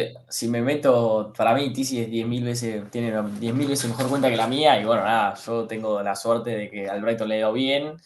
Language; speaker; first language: Spanish; native; Spanish